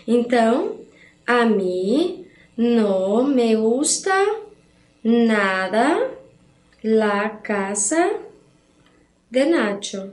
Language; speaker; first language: Spanish; non-native, fluent; Portuguese